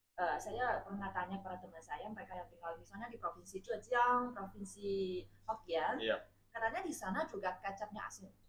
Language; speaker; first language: Indonesian; non-native, fluent; Chinese